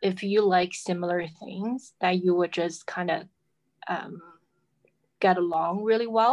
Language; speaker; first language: English; non-native, fluent; Chinese